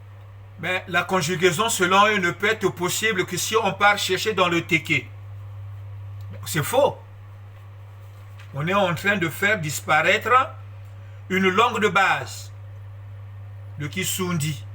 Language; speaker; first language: French; non-native, local second language; Kongo